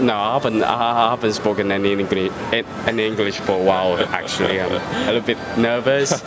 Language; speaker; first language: English; non-native, fluent; Chinese